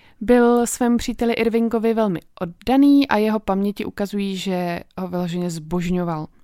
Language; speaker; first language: Czech; native; Czech